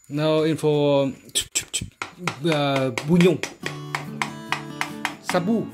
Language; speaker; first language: French; non-native, learner; Vietnamese